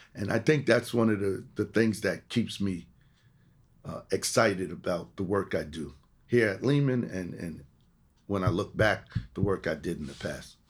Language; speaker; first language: English; native; English